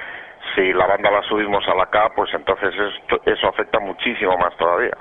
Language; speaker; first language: Spanish; native; Spanish